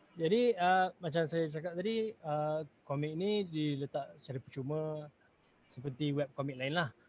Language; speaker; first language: Malay; native; Malay